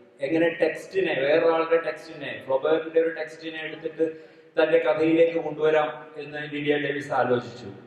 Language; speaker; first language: Malayalam; native; Malayalam